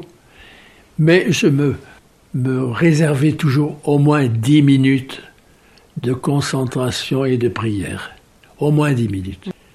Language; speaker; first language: French; native; French